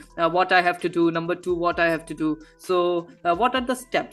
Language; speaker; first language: English; non-native, local second language; Hindi